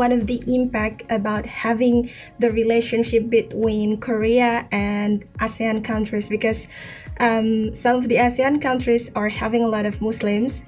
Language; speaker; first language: English; non-native, fluent; Indonesian